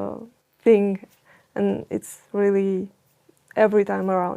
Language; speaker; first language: English; non-native, fluent; Russian